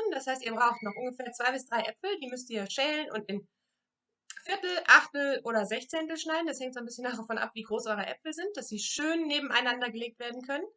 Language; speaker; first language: German; non-native, fluent; French